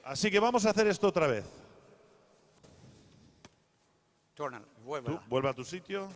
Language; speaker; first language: Spanish; native; Spanish